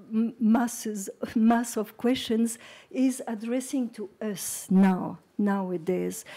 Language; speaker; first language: English; non-native, fluent; French